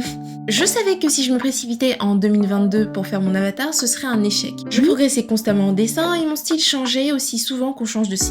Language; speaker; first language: French; native; French